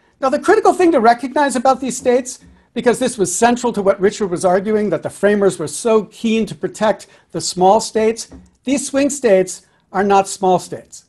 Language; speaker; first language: English; native; English